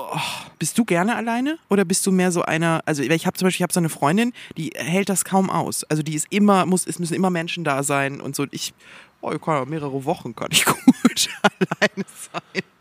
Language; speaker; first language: German; native; German